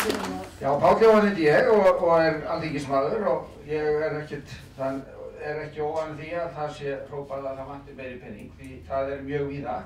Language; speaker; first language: Icelandic; native; Icelandic